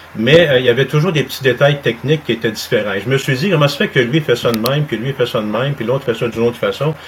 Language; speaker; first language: French; native; French